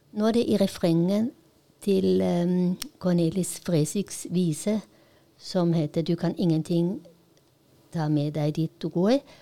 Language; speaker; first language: Norwegian; non-native, fluent; Polish